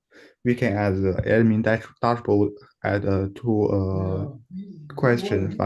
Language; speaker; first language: English; non-native, learner; Chinese